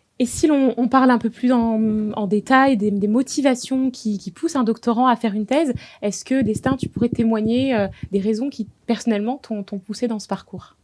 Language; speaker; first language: French; native; French